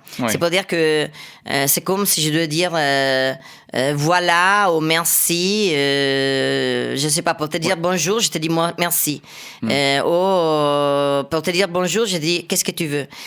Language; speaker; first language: French; non-native, fluent; Italian